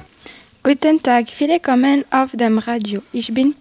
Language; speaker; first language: German; non-native, learner; French